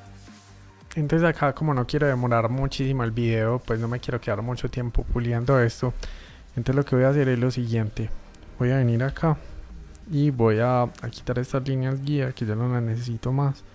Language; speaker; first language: Spanish; native; Spanish